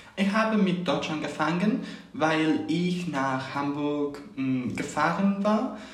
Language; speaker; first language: German; non-native, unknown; Spanish